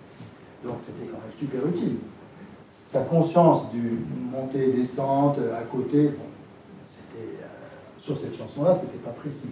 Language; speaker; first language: French; native; French